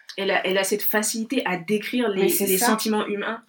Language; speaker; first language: French; non-native, local second language; Bambara